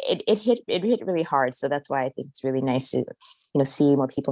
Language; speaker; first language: English; native; English